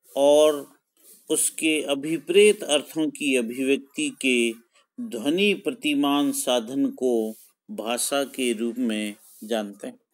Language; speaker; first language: Hindi; native; Hindi